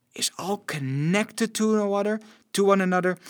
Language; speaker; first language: English; non-native, fluent; Dutch